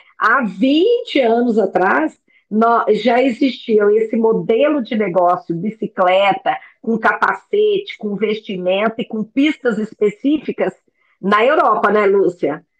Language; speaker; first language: Portuguese; native; Portuguese